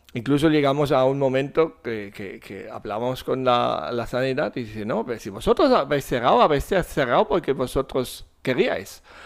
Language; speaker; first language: Spanish; non-native, fluent; German